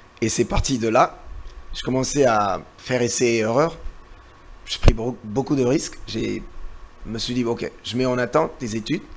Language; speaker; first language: French; non-native, local second language; Lingala